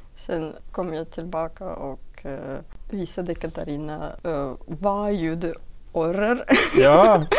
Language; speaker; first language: Swedish; non-native, fluent; Russian